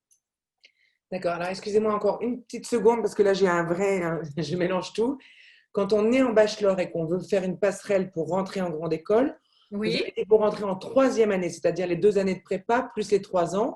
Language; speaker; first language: French; native; French